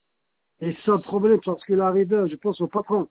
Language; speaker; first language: French; non-native, fluent; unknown